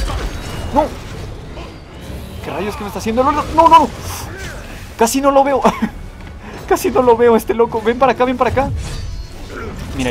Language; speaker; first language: Spanish; native; Spanish